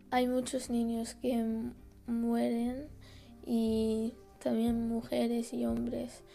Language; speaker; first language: Spanish; early bilingual, other home language; Arabic